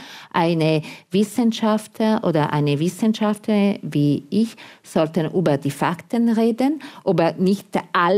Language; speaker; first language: German; non-native, fluent; Italian